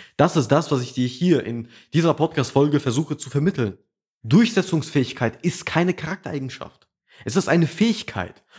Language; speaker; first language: German; early bilingual, other home language; Russian